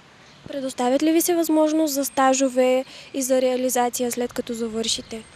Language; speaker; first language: Bulgarian; native; Bulgarian